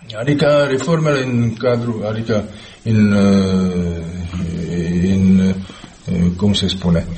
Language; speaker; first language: Romanian; non-native, fluent; Czech